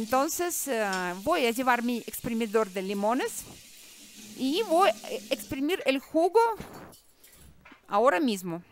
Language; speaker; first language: Spanish; non-native, fluent; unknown